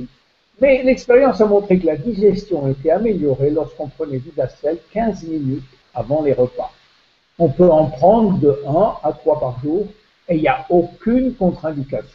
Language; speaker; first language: French; native; French